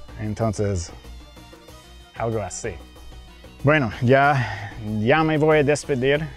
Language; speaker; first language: Spanish; non-native, fluent; English